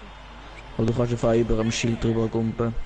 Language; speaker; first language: German; native; German